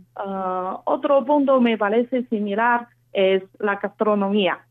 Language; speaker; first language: Spanish; non-native, fluent; Chinese